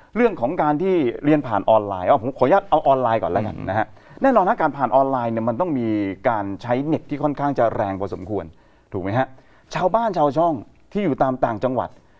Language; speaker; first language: Thai; native; Thai